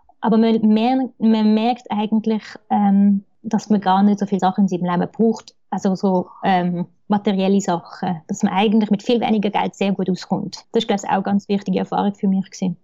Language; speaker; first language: German; early bilingual, other home language; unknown